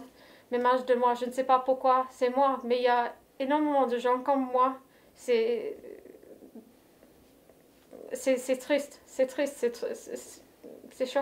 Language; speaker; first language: French; non-native, fluent; English